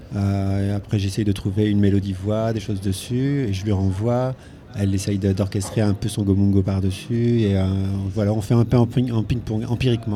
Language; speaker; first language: French; native; French